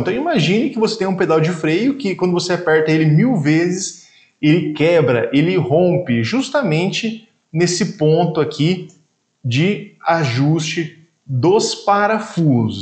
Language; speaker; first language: Portuguese; native; Portuguese